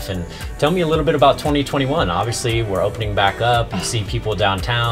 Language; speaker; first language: English; native; English